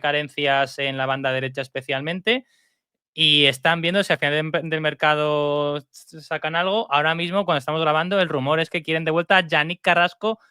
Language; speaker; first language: Spanish; native; Spanish